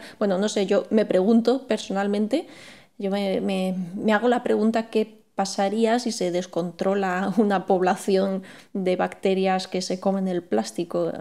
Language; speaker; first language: Spanish; native; Spanish